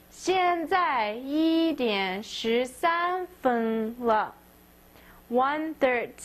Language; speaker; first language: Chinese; non-native, fluent; English